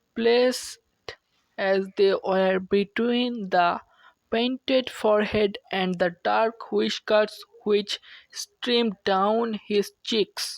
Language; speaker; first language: English; non-native, local second language; Bangla